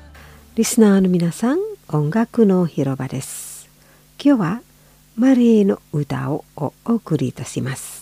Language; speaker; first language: Japanese; non-native, fluent; Indonesian